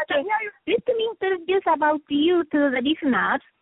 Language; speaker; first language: English; non-native, learner; Japanese